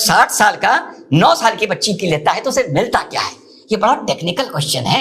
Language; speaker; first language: Hindi; native; Hindi